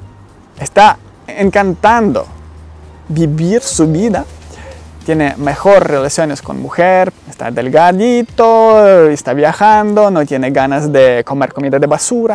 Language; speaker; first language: Spanish; non-native, learner; Ukrainian